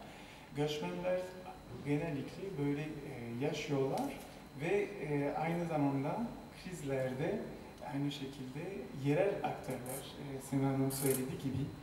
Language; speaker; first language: Turkish; non-native, fluent; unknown